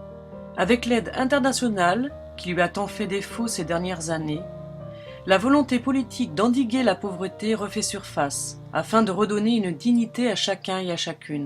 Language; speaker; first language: French; native; French